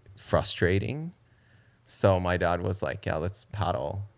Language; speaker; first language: English; early bilingual, other home language; Japanese